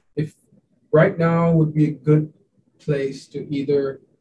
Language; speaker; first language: English; non-native, local second language; Hindi